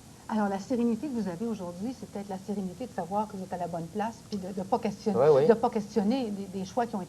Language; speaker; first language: French; native; French